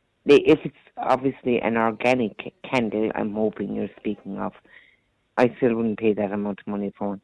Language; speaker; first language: English; native; English